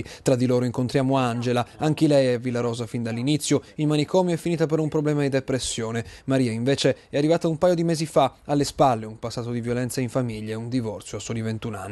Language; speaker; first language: Italian; native; Italian